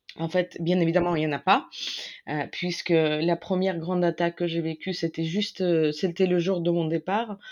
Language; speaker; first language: French; non-native, fluent; Ukrainian